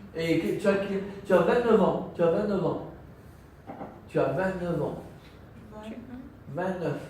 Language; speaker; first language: French; non-native, fluent; English